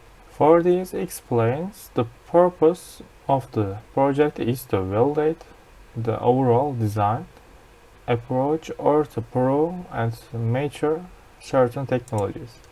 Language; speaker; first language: English; non-native, fluent; Turkish